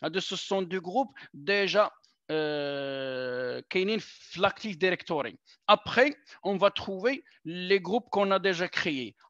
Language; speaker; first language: French; non-native, local second language; Arabic